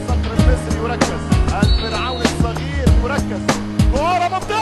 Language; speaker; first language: Arabic; native; Arabic